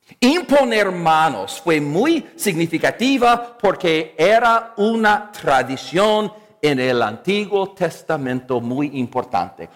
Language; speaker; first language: Spanish; non-native, fluent; English